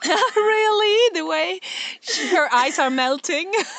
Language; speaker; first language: English; non-native, fluent; Polish